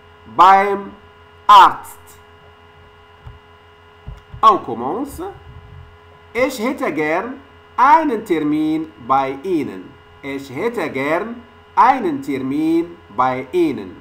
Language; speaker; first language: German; non-native, learner; French